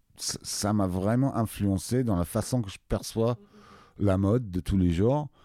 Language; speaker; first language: French; non-native, fluent; English